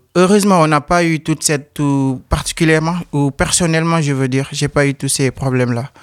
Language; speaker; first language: French; non-native, local second language; Wolof